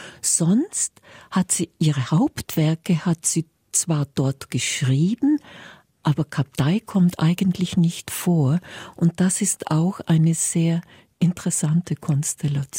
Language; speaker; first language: German; native; German